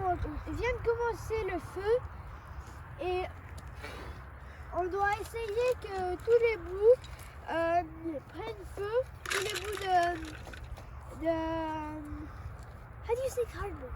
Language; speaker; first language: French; non-native, fluent; English